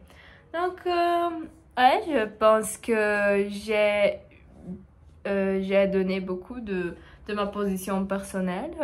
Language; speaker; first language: French; non-native, learner; Portuguese